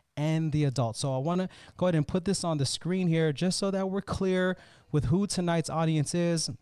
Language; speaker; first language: English; native; English